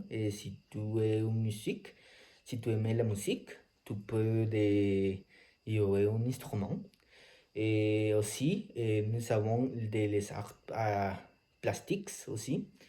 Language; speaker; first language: French; non-native, learner; Spanish